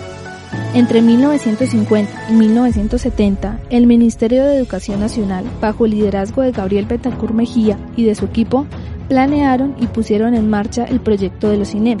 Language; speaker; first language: Spanish; native; Spanish